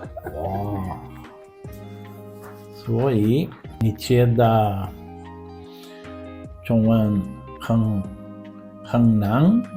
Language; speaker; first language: Chinese; non-native, learner; Portuguese